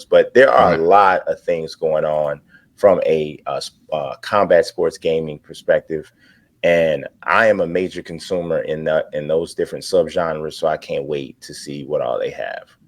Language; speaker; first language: English; native; English